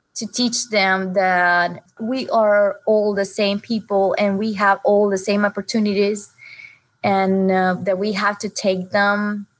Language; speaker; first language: English; non-native, fluent; Spanish